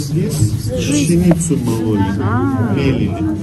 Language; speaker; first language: Russian; non-native, learner; Turkish